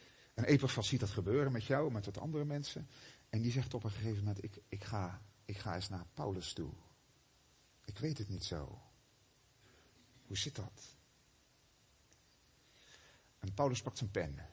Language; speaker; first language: Dutch; native; Dutch